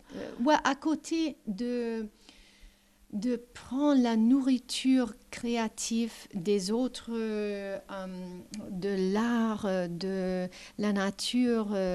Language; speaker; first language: French; non-native, learner; English